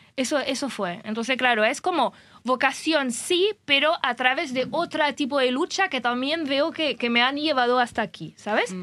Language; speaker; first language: Spanish; non-native, fluent; French